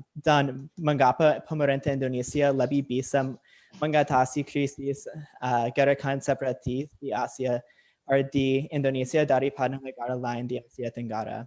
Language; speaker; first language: Indonesian; non-native, learner; English